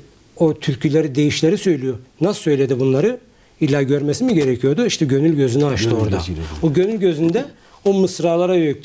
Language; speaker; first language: Turkish; native; Turkish